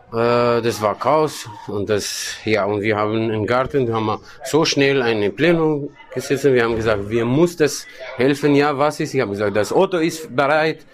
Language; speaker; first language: German; non-native, learner; Kurdish